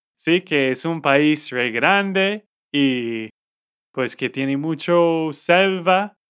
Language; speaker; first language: Spanish; non-native, fluent; English